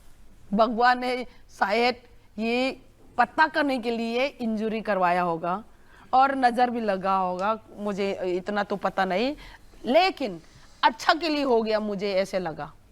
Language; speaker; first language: Hindi; non-native, local second language; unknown